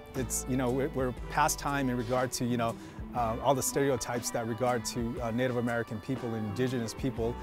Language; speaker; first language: English; native; English